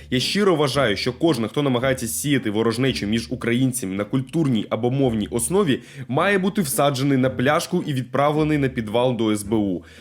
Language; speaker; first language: Ukrainian; non-native, local second language; Russian